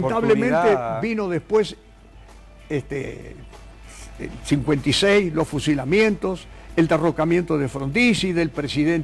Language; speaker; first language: Spanish; native; Spanish